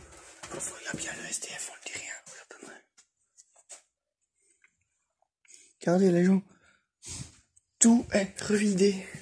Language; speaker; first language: French; native; French